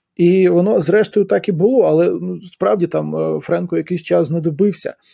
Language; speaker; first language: Ukrainian; native; Ukrainian